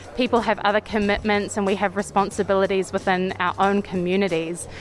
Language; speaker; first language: English; native; English